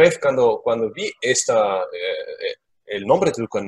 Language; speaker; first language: Spanish; non-native, learner; German